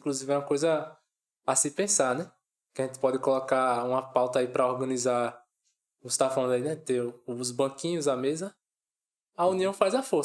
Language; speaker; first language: Portuguese; native; Portuguese